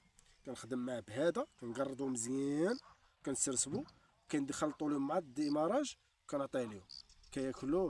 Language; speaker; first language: Arabic; native; Arabic